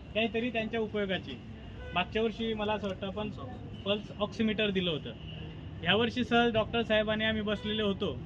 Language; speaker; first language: Marathi; native; Marathi